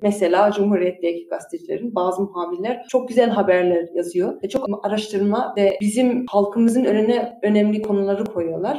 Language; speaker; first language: Turkish; early bilingual, heritage; Turkish